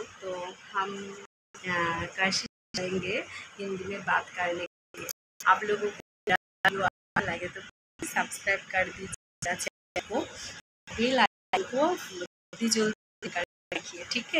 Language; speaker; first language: Hindi; non-native, learner; Bangla